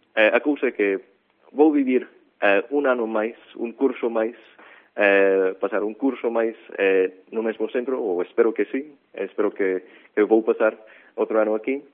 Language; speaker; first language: Galician; non-native, fluent; English